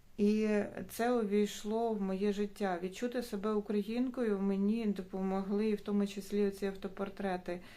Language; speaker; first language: Ukrainian; non-native, local second language; Russian